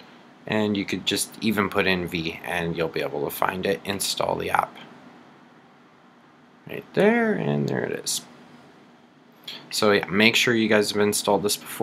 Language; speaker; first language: English; native; English